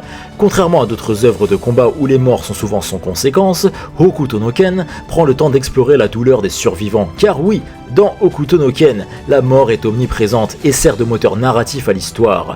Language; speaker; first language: French; native; French